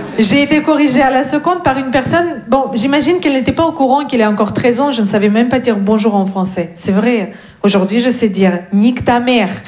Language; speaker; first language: French; non-native, fluent; Russian